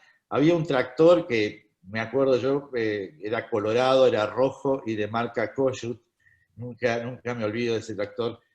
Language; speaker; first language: Spanish; native; Spanish